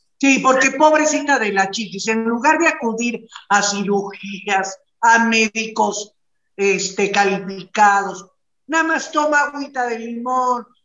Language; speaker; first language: Spanish; native; Spanish